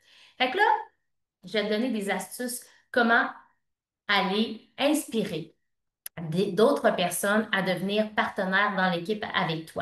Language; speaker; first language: French; native; French